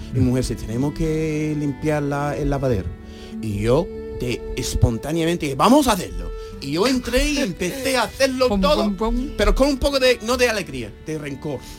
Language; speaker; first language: Spanish; non-native, fluent; English